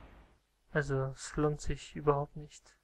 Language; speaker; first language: German; native; German